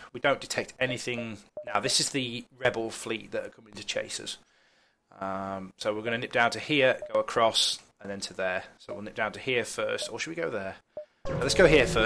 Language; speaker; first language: English; native; English